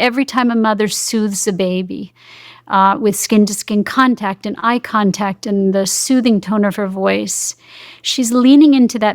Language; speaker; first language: English; native; English